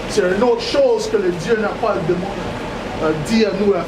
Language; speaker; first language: French; non-native, learner; English